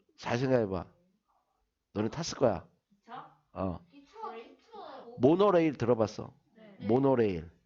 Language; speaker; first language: Korean; native; Korean